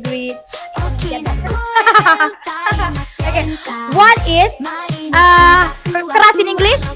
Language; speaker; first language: English; non-native, fluent; Indonesian